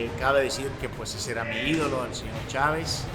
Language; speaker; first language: Spanish; native; Spanish